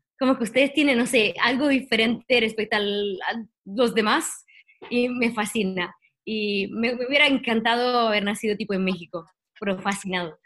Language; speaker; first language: Spanish; non-native, fluent; Italian